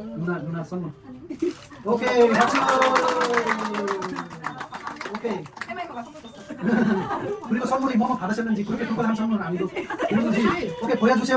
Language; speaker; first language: Korean; non-native, fluent; Nepali